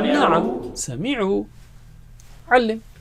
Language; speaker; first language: Arabic; non-native, fluent; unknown